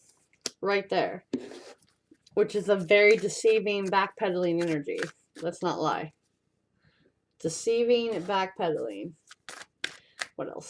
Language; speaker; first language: English; native; English